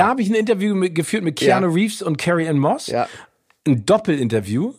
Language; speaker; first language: German; native; German